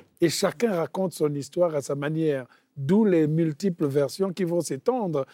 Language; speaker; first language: French; non-native, local second language; Bembe